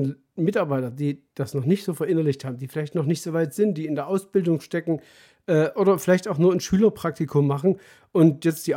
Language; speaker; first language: German; native; German